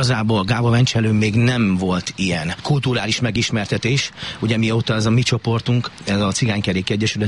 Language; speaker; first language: Hungarian; native; Hungarian